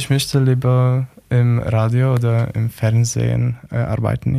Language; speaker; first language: German; non-native, learner; Polish